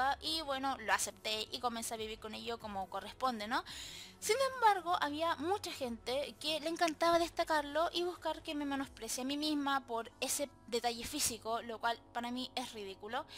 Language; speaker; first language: Spanish; native; Spanish